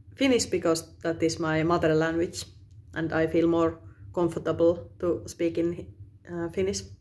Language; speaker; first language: English; non-native, fluent; Finnish